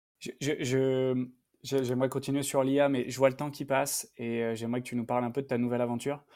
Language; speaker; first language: French; native; French